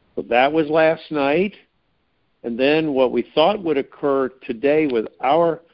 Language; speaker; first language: English; native; English